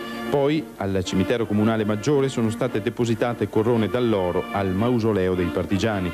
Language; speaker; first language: Italian; native; Italian